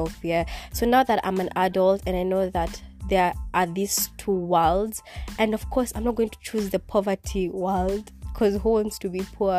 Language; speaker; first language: English; non-native, local second language; Kikuyu